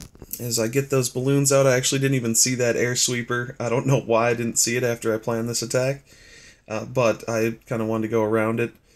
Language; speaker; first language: English; native; English